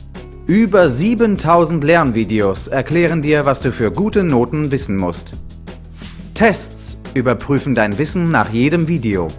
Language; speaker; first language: German; native; German